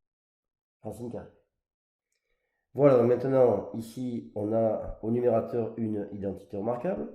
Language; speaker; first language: French; native; French